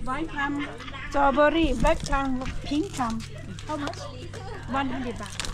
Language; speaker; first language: English; non-native, learner; Thai